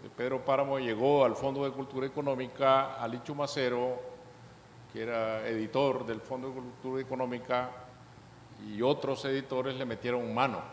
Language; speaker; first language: Spanish; native; Spanish